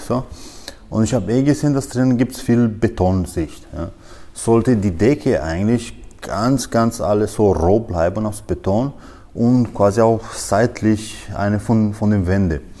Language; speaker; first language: German; non-native, fluent; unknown